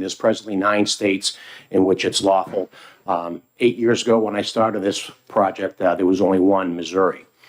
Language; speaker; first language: English; native; English